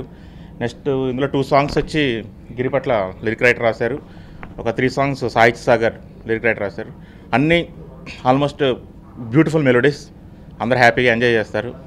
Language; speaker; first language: Telugu; native; Telugu